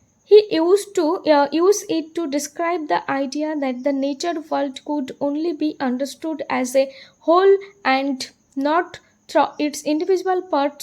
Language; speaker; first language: English; non-native, local second language; Bangla